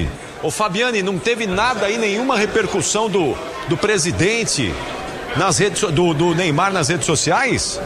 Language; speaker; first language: Portuguese; native; Portuguese